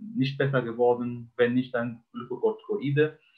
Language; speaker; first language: German; non-native, fluent; Arabic